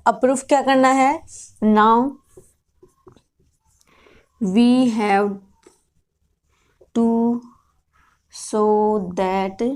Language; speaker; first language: Hindi; native; Hindi